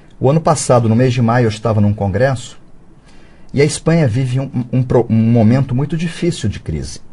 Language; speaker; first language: Portuguese; native; Portuguese